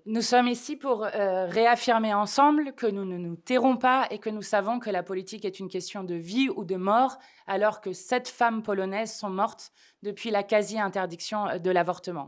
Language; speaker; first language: French; native; French